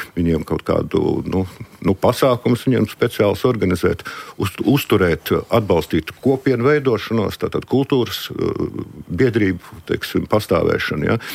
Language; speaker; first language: Latvian; non-native, local second language; Russian